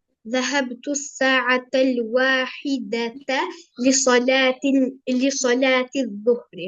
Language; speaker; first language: Arabic; non-native, learner; Albanian